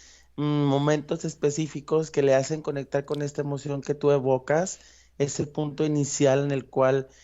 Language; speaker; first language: Spanish; native; Spanish